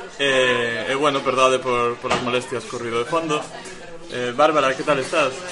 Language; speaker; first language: Galician; native; Galician